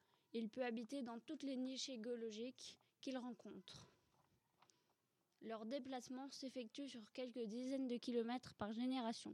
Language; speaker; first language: French; native; French